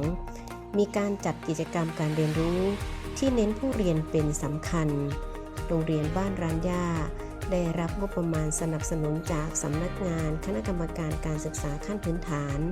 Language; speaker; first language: Thai; native; Thai